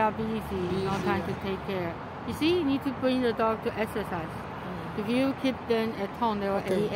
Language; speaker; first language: English; non-native, learner; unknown